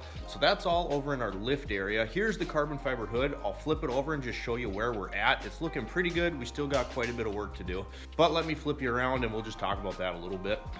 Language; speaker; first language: English; native; English